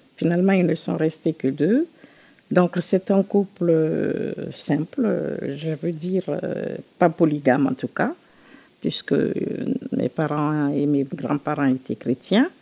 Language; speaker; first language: French; non-native, local second language; Susu